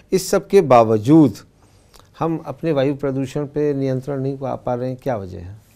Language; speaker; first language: Hindi; native; Hindi